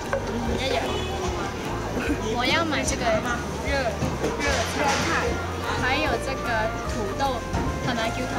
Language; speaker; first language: Chinese; non-native, local second language; Cantonese